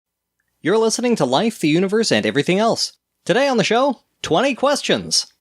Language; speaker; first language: English; native; English